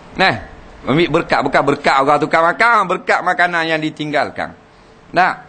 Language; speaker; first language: Malay; native; Malay